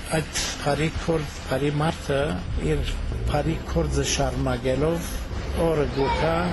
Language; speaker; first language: Armenian; early bilingual, heritage; Armenian